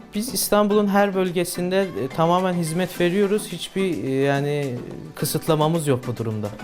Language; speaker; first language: Turkish; non-native, fluent; Persian